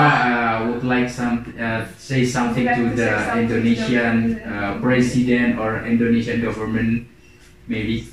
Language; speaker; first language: English; non-native, learner; Indonesian